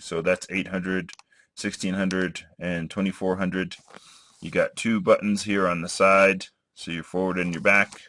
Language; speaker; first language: English; native; English